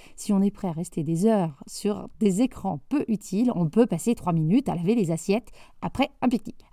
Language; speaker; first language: French; native; French